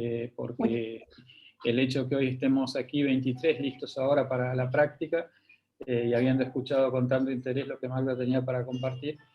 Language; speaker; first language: Spanish; native; Spanish